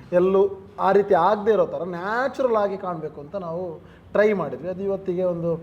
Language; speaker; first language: Kannada; non-native, local second language; Tulu